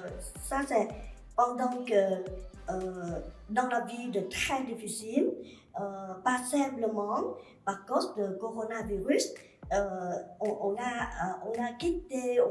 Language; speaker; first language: French; non-native, learner; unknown